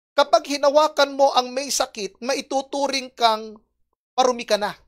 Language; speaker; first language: Filipino; native; Filipino